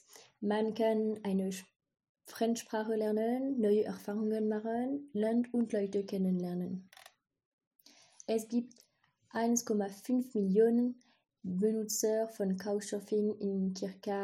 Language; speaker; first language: German; non-native, learner; French